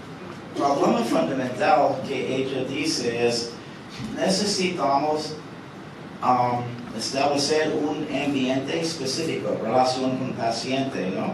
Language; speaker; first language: Spanish; early bilingual, heritage; English